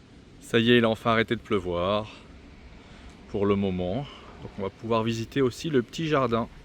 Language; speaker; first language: French; native; French